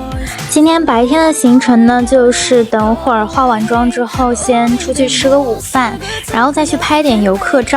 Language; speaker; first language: Chinese; native; Chinese